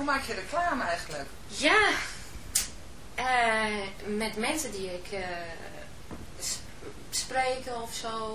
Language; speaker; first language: Dutch; non-native, fluent; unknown